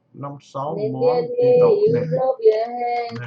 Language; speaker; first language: Korean; non-native, learner; Vietnamese